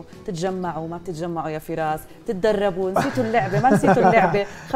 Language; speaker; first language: Arabic; native; Arabic